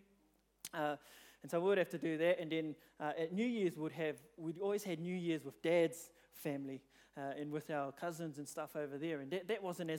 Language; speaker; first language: English; native; English